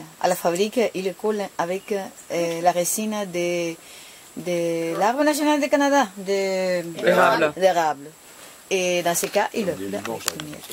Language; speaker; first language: French; non-native, fluent; Spanish